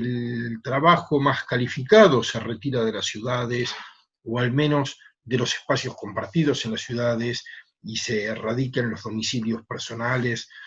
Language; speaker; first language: Spanish; native; Spanish